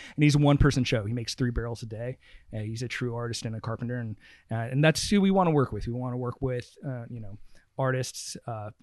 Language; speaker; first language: English; native; English